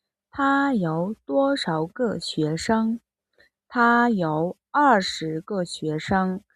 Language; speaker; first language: Chinese; non-native, fluent; Mongolian